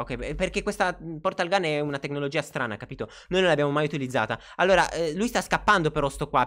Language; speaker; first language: Italian; native; Italian